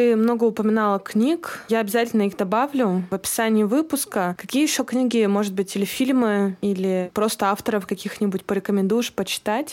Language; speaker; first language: Russian; native; Russian